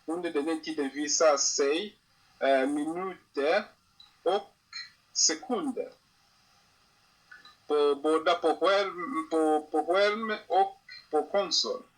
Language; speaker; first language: Swedish; non-native, learner; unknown